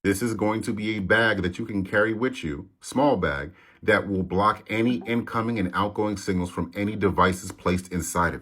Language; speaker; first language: English; native; English